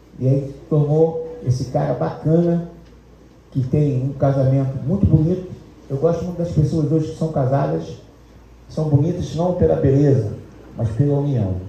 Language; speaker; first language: Portuguese; native; Portuguese